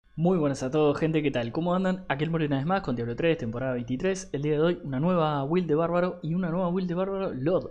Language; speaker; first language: Spanish; native; Spanish